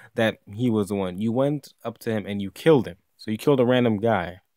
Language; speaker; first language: English; native; English